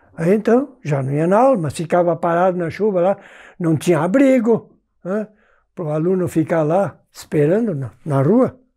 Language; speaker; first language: Portuguese; non-native, local second language; German